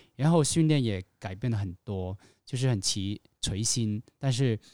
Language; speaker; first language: Chinese; non-native, fluent; Cantonese